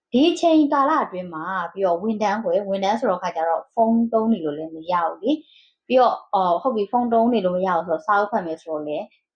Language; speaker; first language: Burmese; native; Burmese